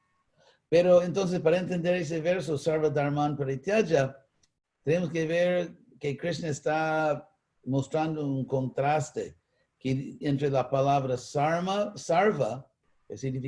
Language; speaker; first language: Spanish; non-native, fluent; English